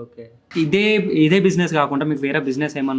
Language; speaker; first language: Telugu; native; Telugu